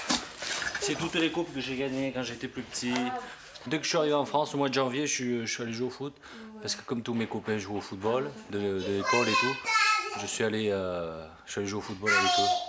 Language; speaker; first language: French; early bilingual, other home language; Korean